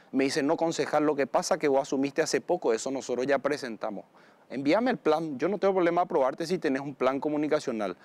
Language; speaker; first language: Spanish; native; Spanish